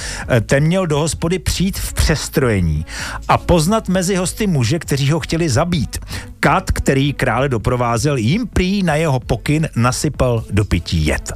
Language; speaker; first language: Czech; native; Czech